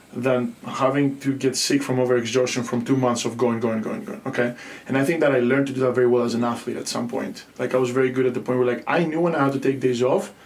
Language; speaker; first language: English; non-native, fluent; Greek